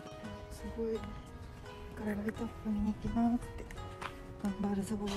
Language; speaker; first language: Japanese; native; Japanese